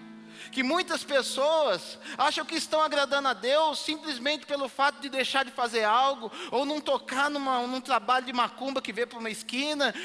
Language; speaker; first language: Portuguese; native; Portuguese